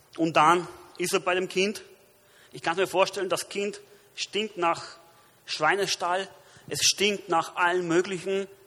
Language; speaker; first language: German; early bilingual, other home language; Romanian